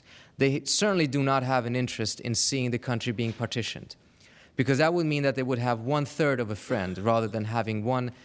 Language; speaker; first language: English; non-native, fluent; Persian